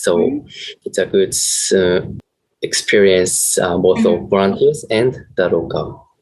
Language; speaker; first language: English; non-native, learner; Japanese